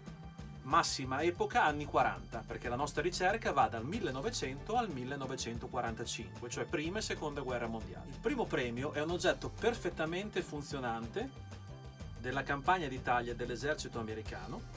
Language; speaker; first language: Italian; native; Italian